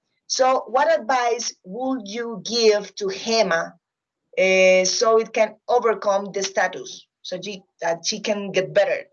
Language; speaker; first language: English; non-native, fluent; Spanish